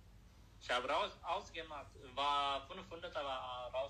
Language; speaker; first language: German; non-native, learner; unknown